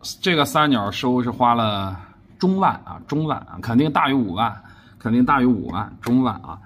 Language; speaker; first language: Chinese; native; Chinese